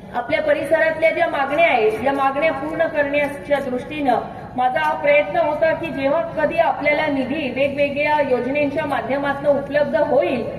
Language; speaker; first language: Marathi; native; Marathi